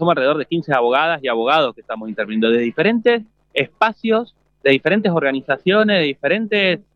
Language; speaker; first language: Spanish; native; Spanish